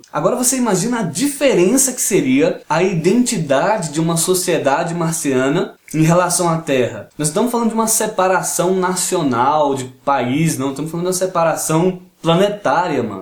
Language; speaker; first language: Portuguese; native; Portuguese